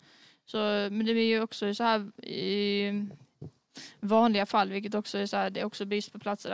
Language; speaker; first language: Swedish; native; Swedish